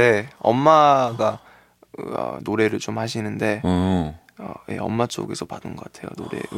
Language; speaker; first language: Korean; early bilingual, heritage; Korean